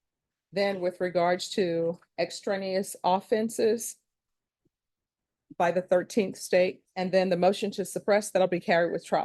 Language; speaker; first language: English; native; English